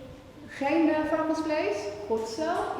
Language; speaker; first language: Dutch; non-native, fluent; Urdu